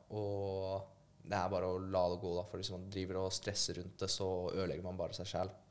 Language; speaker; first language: Norwegian; early bilingual, other home language; Polish